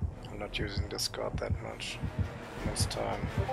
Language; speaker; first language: English; non-native, fluent; German